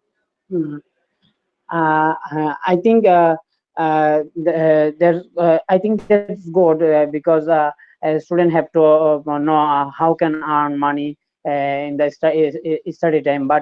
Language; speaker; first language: English; non-native, learner; Bangla